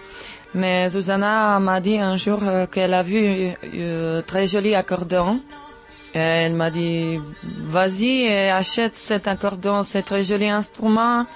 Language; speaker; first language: French; non-native, learner; Czech